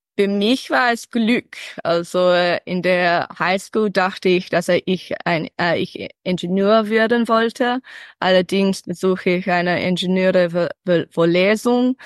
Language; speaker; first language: German; early bilingual, heritage; English